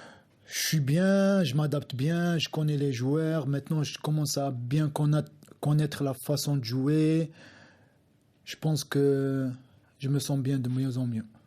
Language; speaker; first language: French; non-native, local second language; Arabic